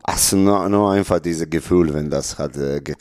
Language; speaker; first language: German; non-native, learner; Serbian